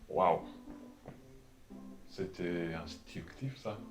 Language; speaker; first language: French; non-native, fluent; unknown